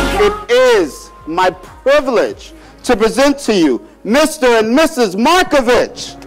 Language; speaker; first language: English; native; English